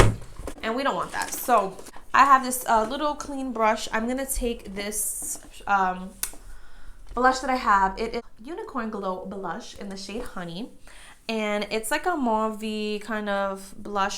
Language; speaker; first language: English; native; English